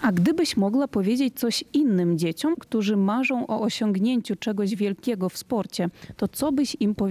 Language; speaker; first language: Polish; native; Polish